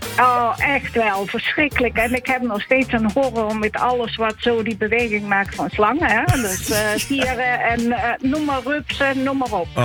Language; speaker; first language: Dutch; non-native, fluent; Italian